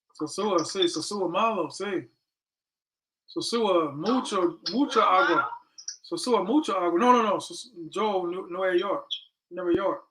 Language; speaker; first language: Spanish; non-native, learner; English